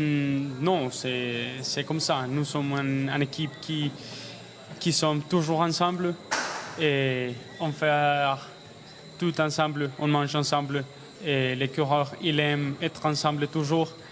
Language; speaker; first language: French; non-native, learner; Spanish